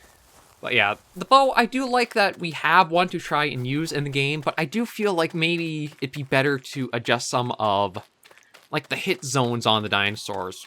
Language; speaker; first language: English; native; English